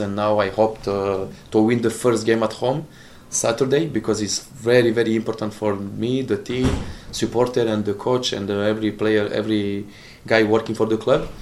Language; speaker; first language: English; non-native, learner; Italian